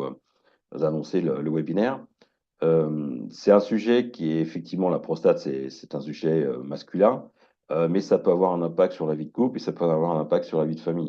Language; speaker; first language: French; native; French